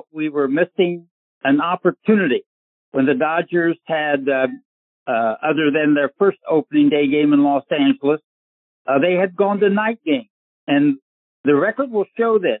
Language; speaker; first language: English; native; English